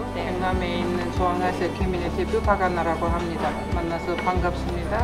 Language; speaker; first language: Korean; non-native, fluent; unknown